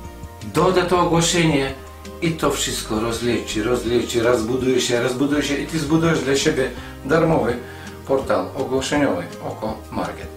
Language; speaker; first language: Polish; non-native, fluent; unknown